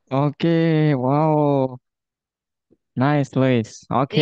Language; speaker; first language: English; non-native, fluent; Indonesian